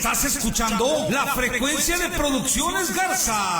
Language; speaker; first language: Spanish; native; Spanish